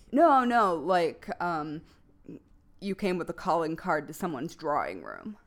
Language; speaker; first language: English; native; English